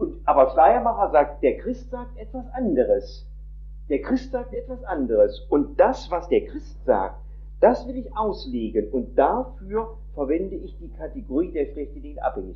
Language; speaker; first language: German; non-native, fluent; Italian